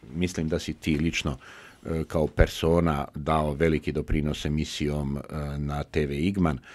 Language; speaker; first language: Bosnian; native; Bosnian